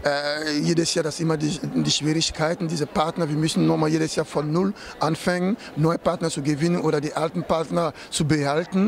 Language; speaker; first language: German; non-native, fluent; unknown